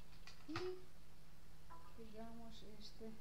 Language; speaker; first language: Spanish; non-native, learner; Russian